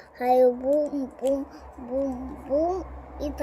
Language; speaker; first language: Turkish; non-native, learner; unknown